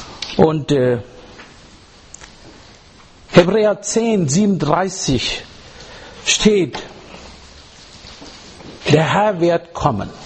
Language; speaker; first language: German; non-native, learner; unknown